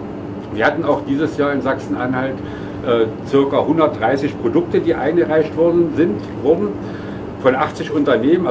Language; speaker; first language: German; native; German